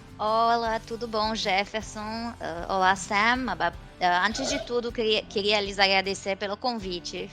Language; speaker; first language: Portuguese; non-native, fluent; Romanian